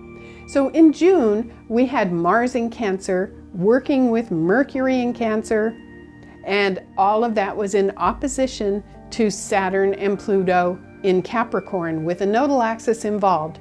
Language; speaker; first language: English; native; English